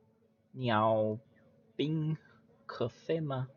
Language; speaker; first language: Chinese; non-native, learner; English